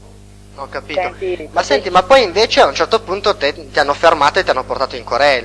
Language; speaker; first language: Italian; native; Italian